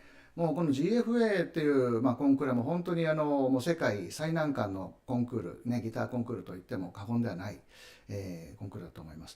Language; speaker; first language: Japanese; native; Japanese